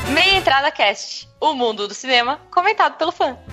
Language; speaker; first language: Portuguese; native; Portuguese